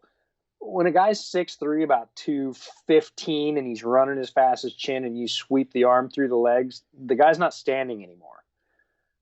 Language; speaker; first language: English; native; English